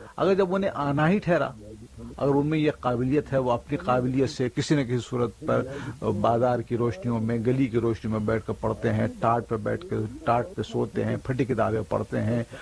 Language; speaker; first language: Urdu; native; Urdu